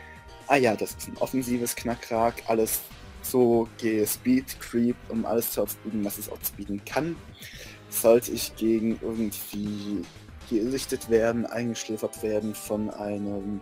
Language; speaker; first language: German; native; German